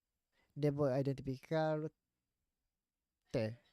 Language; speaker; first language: Spanish; non-native, learner; English